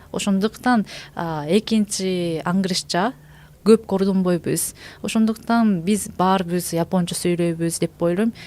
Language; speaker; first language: Kyrgyz; non-native, learner; Japanese